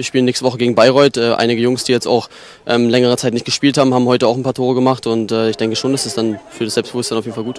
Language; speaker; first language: German; native; German